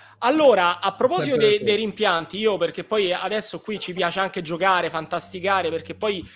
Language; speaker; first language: Italian; native; Italian